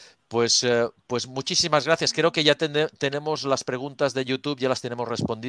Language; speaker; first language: Spanish; native; Spanish